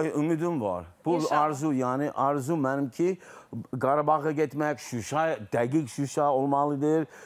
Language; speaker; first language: Azerbaijani; non-native, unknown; English